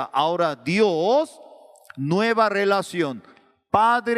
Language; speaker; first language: Spanish; non-native, learner; Korean